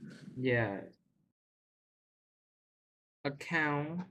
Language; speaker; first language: English; non-native, fluent; Vietnamese